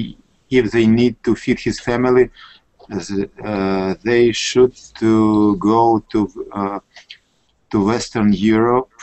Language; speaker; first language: English; non-native, learner; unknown